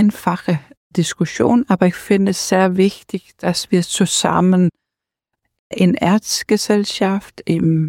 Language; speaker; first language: German; non-native, learner; Danish